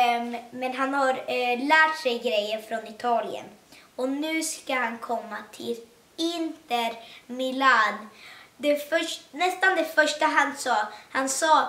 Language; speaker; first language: Swedish; early bilingual, other home language; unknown